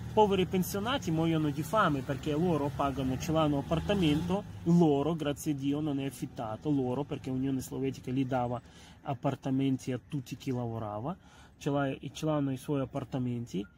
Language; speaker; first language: Italian; non-native, fluent; Ukrainian